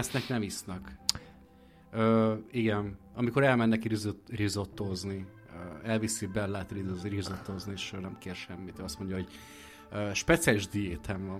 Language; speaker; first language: Hungarian; native; Hungarian